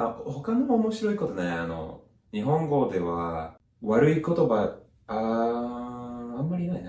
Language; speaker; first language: Japanese; non-native, learner; English